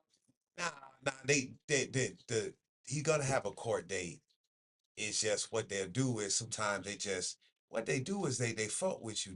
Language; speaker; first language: English; native; English